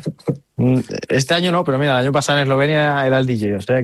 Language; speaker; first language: Spanish; native; Spanish